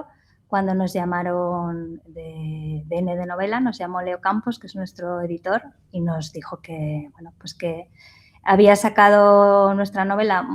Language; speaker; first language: Spanish; native; Spanish